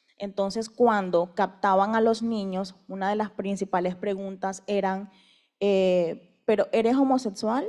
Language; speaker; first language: Spanish; native; Spanish